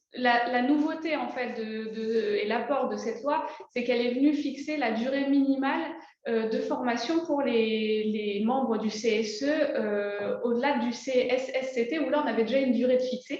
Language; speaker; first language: French; native; French